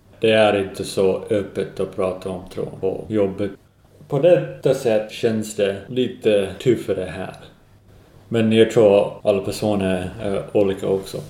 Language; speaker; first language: Swedish; non-native, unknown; English